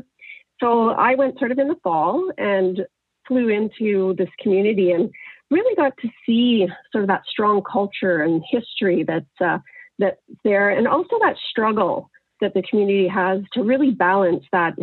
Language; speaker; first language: English; native; English